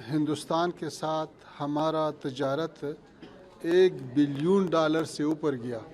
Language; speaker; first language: Hindi; non-native, learner; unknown